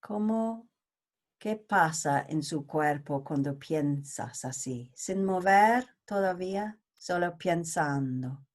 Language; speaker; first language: Spanish; non-native, learner; English